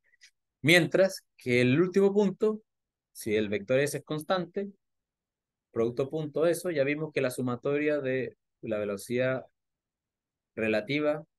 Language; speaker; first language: Spanish; native; Spanish